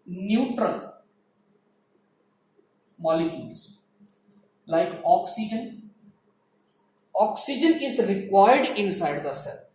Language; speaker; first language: English; non-native, local second language; Hindi